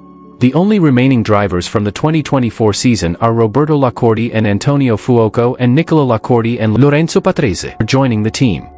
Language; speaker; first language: English; non-native, fluent; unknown